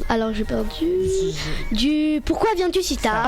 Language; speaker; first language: French; native; French